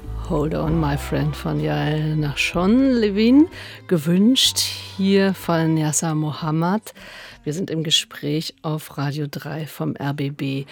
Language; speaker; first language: German; native; German